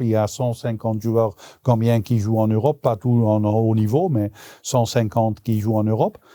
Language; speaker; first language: French; non-native, local second language; Dutch